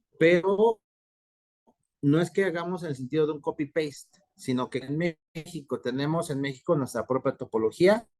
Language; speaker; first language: Spanish; native; Spanish